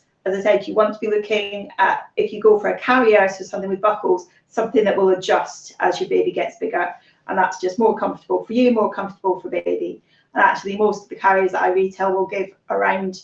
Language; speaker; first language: English; native; English